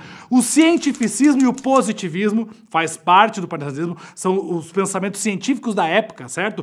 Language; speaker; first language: Portuguese; native; Portuguese